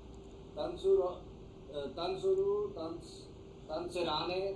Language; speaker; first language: Arabic; non-native, learner; Urdu